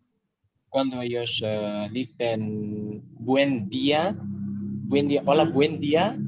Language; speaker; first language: Spanish; non-native, learner; Indonesian